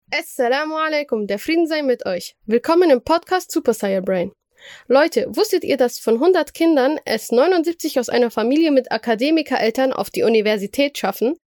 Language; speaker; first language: German; early bilingual, other home language; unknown